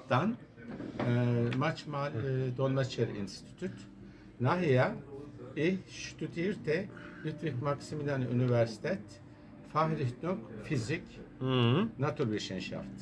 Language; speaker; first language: German; non-native, learner; Turkish